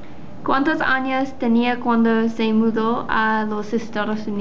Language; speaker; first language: Spanish; non-native, learner; English